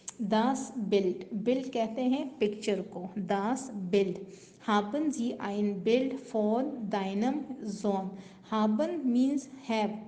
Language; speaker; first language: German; non-native, learner; Urdu